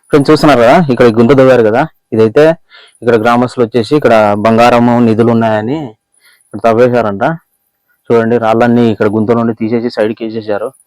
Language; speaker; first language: Telugu; native; Telugu